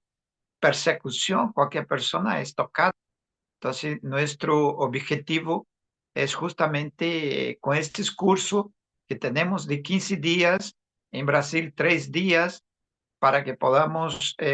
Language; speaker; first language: Spanish; non-native, fluent; Portuguese